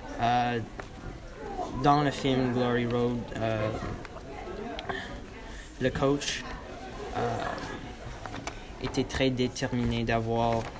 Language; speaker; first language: French; non-native, learner; English